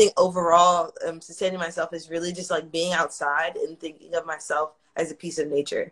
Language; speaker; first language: English; native; English